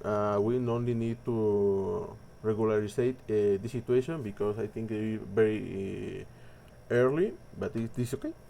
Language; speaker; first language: English; non-native, learner; Spanish